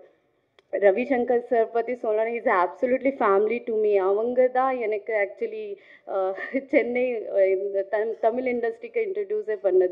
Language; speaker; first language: Tamil; non-native, fluent; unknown